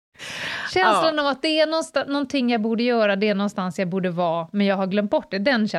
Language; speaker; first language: Swedish; native; Swedish